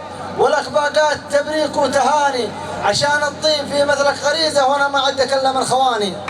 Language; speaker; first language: Arabic; native; Arabic